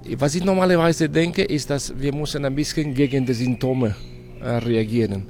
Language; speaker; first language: German; non-native, fluent; Spanish